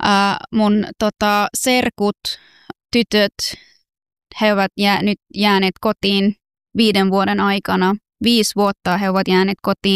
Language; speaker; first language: Finnish; early bilingual, other home language; Persian